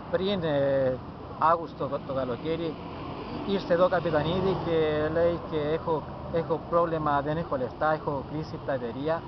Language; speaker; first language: Greek; non-native, learner; Spanish